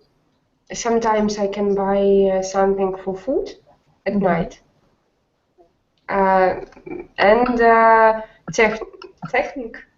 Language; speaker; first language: English; non-native, learner; Russian